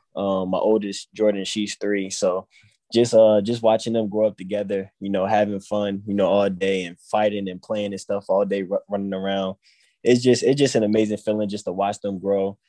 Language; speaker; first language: English; native; English